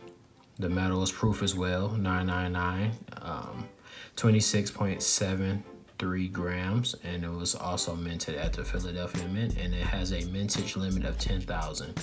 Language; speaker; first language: English; native; English